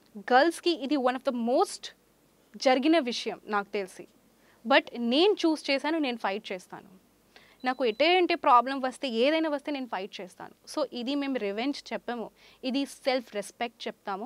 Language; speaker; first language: Telugu; non-native, local second language; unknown